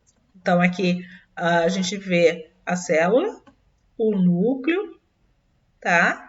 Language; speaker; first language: Portuguese; native; Portuguese